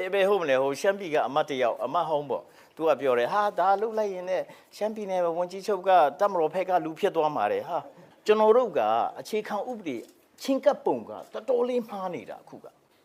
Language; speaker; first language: Burmese; non-native, local second language; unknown